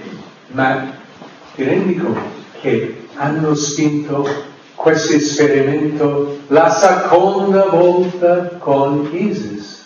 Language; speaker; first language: Italian; non-native, fluent; English